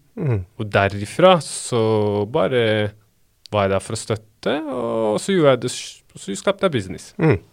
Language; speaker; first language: Norwegian; early bilingual, other home language; Baluchi